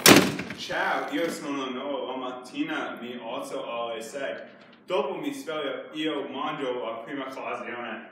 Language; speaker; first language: Italian; non-native, learner; English